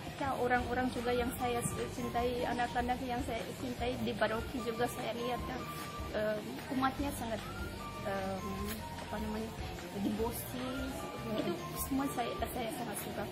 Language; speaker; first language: Indonesian; non-native, learner; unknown